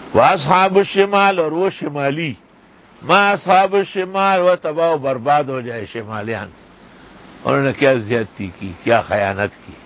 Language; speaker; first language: Urdu; non-native, local second language; Pashto